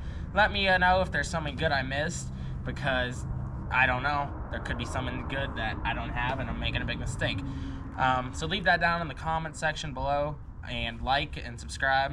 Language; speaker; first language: English; native; English